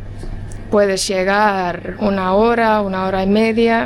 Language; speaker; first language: Spanish; non-native, fluent; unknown